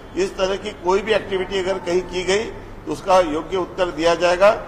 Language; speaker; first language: Hindi; non-native, local second language; Marathi